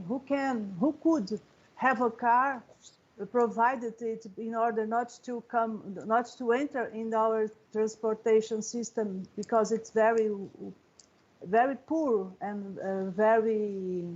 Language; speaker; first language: English; non-native, learner; Portuguese